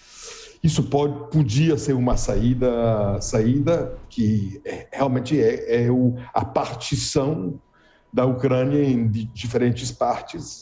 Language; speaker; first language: Portuguese; non-native, fluent; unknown